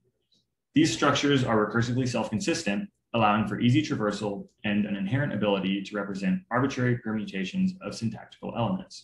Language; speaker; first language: English; native; English